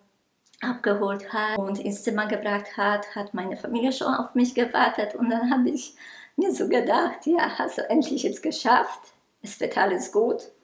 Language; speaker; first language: German; non-native, local second language; Polish